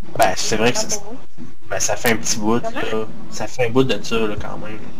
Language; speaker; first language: French; native; French